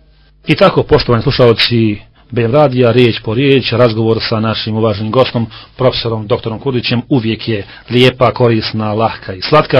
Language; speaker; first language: Serbian; native; Serbian